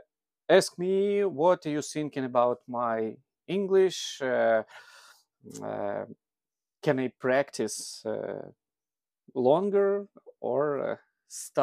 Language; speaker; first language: English; non-native, learner; Russian